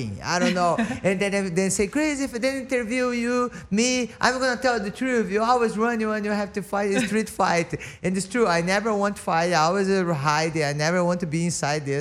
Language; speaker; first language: English; non-native, learner; Portuguese